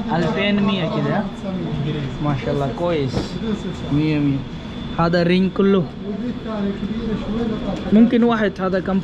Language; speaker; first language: Arabic; non-native, learner; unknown